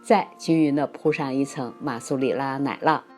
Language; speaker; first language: Chinese; native; Chinese